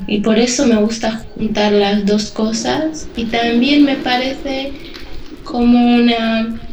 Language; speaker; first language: Spanish; non-native, fluent; Slovak